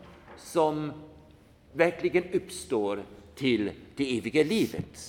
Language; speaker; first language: Swedish; non-native, fluent; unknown